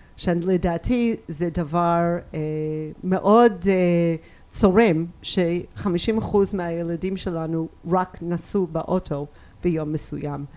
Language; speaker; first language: Hebrew; non-native, fluent; English